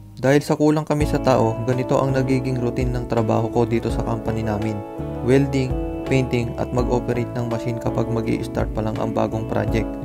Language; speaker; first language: Filipino; native; Filipino